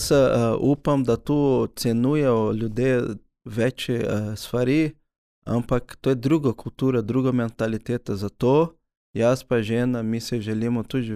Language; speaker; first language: Slovenian; early bilingual, other home language; Portuguese